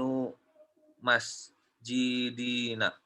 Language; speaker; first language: Arabic; non-native, learner; Indonesian